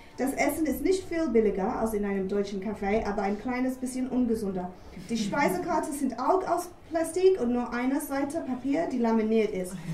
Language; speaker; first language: German; non-native, fluent; English